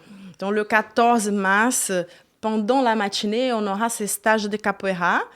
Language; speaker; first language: French; non-native, fluent; Portuguese